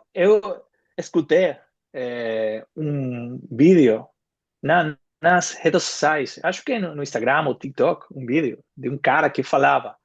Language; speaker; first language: Portuguese; non-native, fluent; Spanish